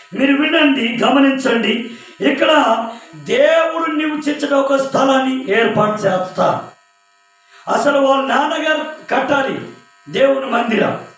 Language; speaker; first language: Telugu; non-native, local second language; Koya